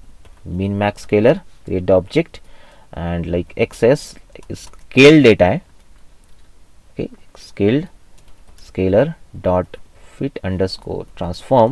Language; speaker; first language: English; non-native, local second language; Marathi